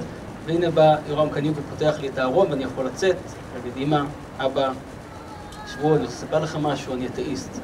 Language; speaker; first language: Hebrew; native; Hebrew